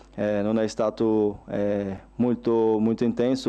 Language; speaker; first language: Italian; non-native, fluent; Portuguese